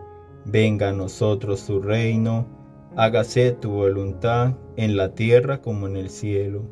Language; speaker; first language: Spanish; native; Spanish